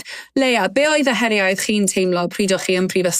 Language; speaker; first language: Welsh; native; Welsh